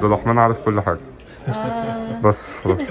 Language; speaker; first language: Arabic; native; Arabic